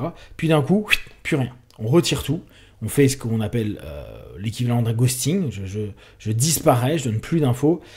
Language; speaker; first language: French; native; French